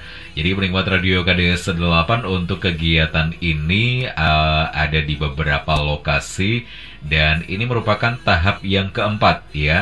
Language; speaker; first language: Indonesian; native; Indonesian